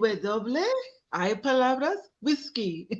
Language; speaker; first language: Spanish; non-native, learner; English